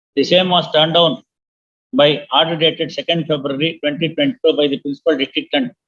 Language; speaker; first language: English; non-native, local second language; Kannada